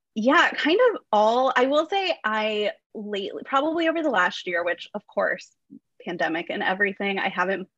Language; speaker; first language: English; native; English